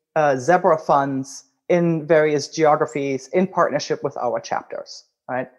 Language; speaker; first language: English; non-native, fluent; German